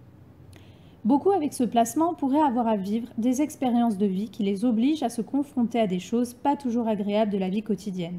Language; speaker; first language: French; native; French